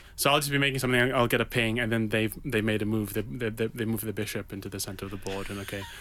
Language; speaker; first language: English; native; English